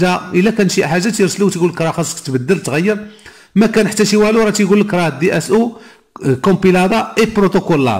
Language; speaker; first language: Arabic; native; Arabic